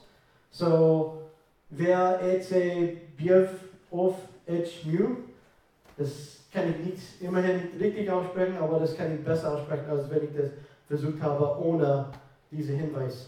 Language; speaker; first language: German; non-native, fluent; English